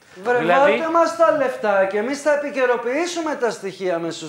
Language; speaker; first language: Greek; native; Greek